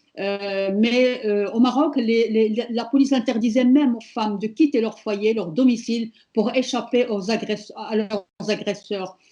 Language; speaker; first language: French; non-native, local second language; Berber languages